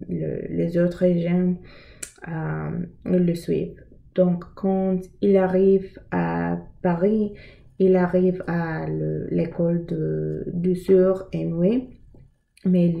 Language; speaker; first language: French; non-native, learner; English